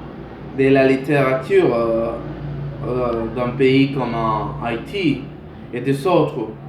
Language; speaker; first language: French; non-native, learner; Spanish